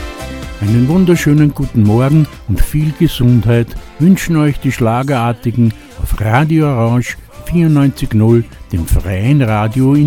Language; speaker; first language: German; native; German